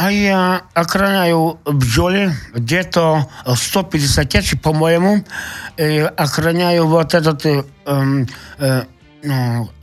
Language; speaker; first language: Russian; non-native, local second language; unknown